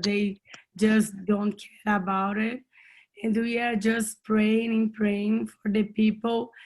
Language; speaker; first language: English; non-native, learner; Portuguese